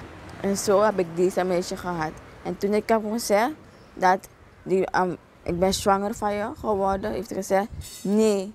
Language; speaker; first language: Dutch; non-native, local second language; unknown